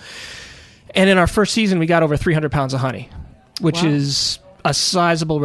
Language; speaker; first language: English; native; English